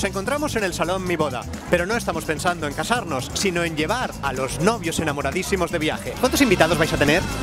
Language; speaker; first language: Spanish; native; Spanish